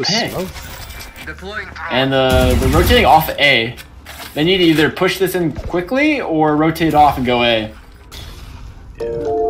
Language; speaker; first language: English; native; English